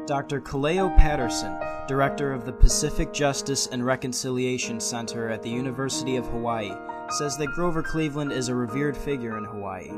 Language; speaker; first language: English; native; English